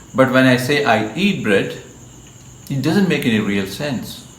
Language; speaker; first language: English; non-native, local second language; Malayalam